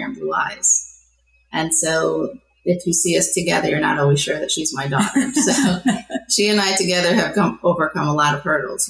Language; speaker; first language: English; native; English